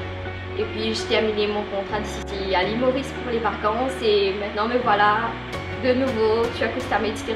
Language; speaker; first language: French; non-native, local second language; Morisyen